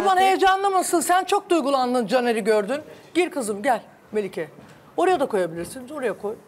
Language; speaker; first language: Turkish; native; Turkish